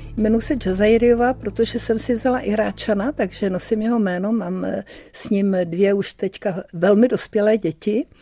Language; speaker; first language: Czech; early bilingual, heritage; Czech